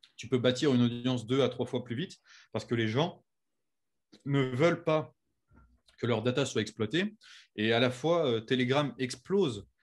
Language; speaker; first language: French; native; French